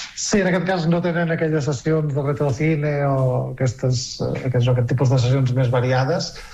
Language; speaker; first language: Catalan; native; Catalan